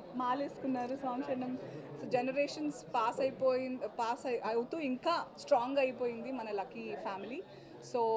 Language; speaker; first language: Telugu; native; Telugu